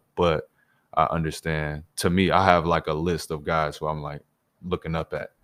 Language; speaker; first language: English; native; English